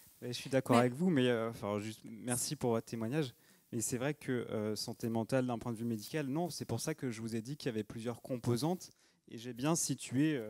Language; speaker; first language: French; native; French